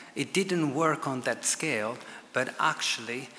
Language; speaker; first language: English; non-native, fluent; Italian